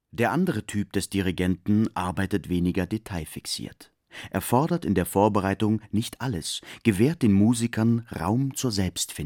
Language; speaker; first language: German; native; German